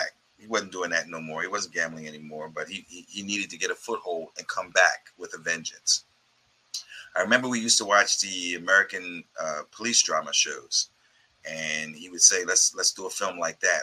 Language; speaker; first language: English; native; English